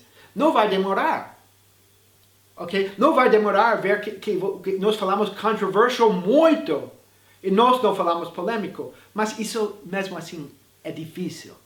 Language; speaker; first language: Portuguese; non-native, fluent; English